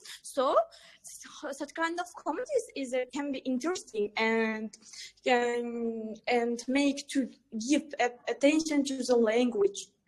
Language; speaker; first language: English; non-native, learner; Uzbek